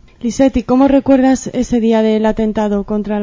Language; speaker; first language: Spanish; native; Spanish